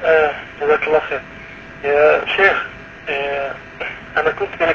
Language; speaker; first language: Arabic; native; Arabic